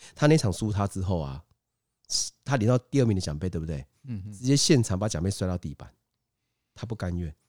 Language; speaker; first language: Chinese; native; Chinese